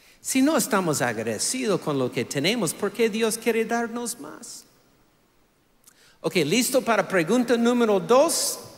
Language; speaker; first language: Spanish; non-native, fluent; English